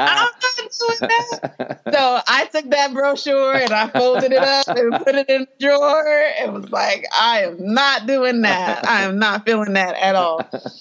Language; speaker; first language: English; native; English